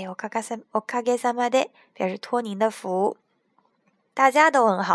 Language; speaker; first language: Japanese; non-native, fluent; Chinese